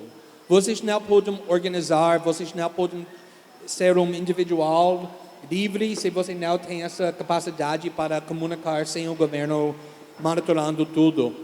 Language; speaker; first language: Portuguese; non-native, fluent; English